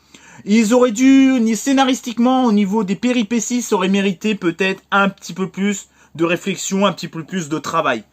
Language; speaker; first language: French; native; French